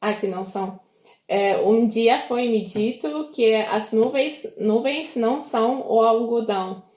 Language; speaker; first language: Portuguese; non-native, fluent; Polish